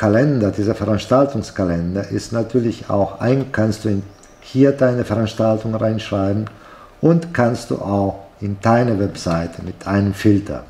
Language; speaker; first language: German; non-native, fluent; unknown